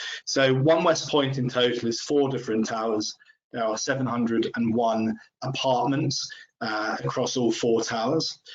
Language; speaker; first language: English; native; English